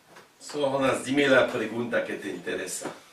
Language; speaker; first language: Spanish; non-native, fluent; French